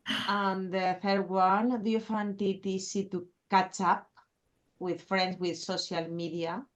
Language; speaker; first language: English; non-native, fluent; Spanish